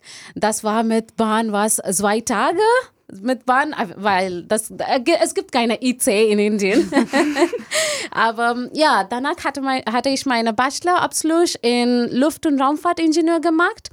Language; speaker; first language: German; non-native, learner; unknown